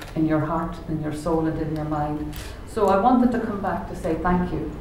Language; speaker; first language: English; native; English